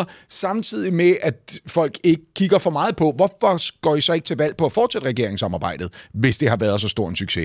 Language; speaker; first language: Danish; native; Danish